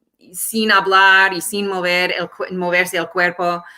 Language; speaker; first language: Spanish; non-native, fluent; English